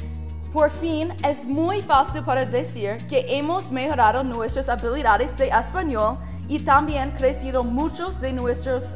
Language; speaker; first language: Spanish; non-native, learner; English